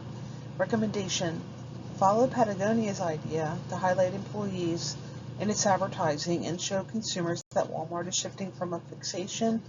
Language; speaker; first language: English; native; English